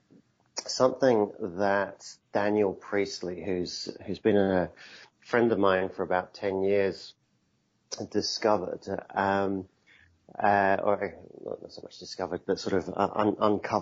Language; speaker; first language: English; native; English